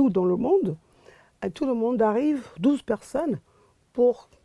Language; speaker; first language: French; non-native, fluent; English